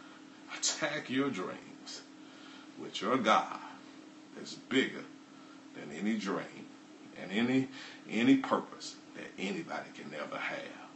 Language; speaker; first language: English; native; English